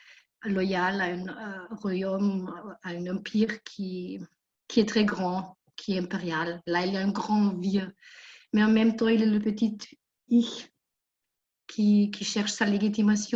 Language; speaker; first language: French; non-native, fluent; German